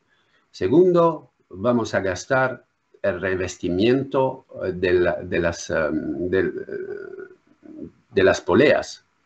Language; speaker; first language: Spanish; non-native, learner; French